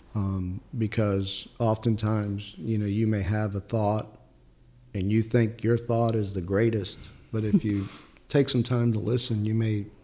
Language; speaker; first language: English; early bilingual, other home language; Italian